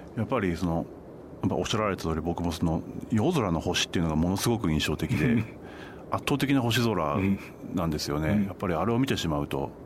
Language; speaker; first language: Japanese; native; Japanese